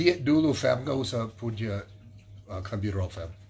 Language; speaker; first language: Indonesian; non-native, learner; English